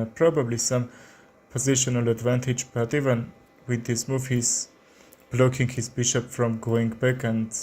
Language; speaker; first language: English; non-native, learner; Armenian